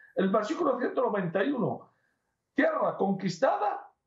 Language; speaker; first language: Spanish; non-native, fluent; Arabic